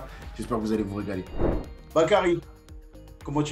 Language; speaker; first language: French; native; French